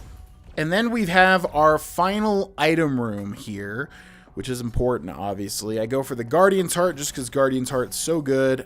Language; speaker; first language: English; native; English